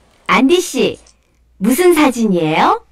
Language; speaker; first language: Korean; non-native, learner; Indonesian